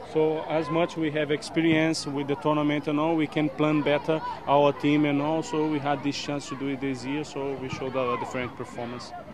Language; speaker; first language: English; non-native, fluent; Portuguese